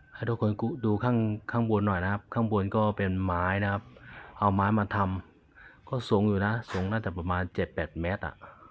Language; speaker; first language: Thai; native; Thai